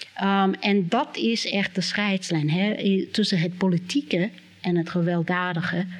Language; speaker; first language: Dutch; non-native, fluent; English